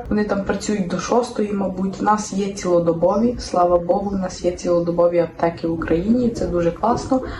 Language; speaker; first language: Ukrainian; native; Ukrainian